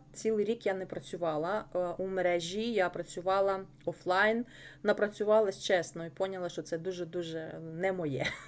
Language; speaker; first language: Ukrainian; non-native, local second language; Russian